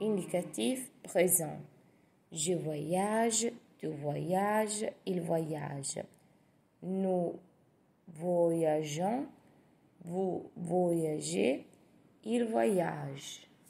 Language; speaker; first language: French; non-native, fluent; Italian